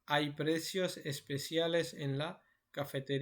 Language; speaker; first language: Spanish; non-native, learner; Urdu